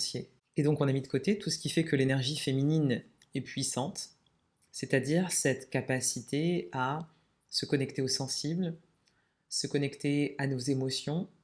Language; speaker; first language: French; native; French